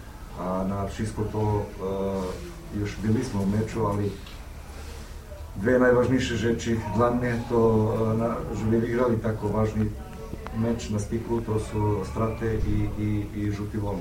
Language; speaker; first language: Polish; non-native, learner; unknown